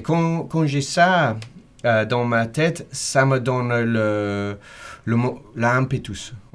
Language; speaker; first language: French; non-native, fluent; English